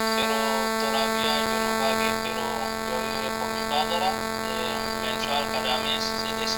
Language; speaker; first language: Spanish; non-native, learner; Haitian Creole